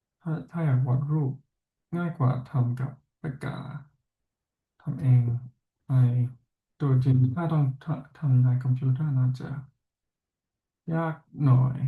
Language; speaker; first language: Thai; non-native, fluent; English